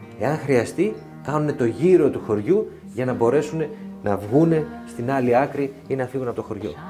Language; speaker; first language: Greek; native; Greek